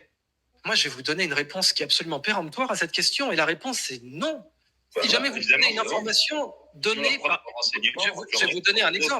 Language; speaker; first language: French; native; French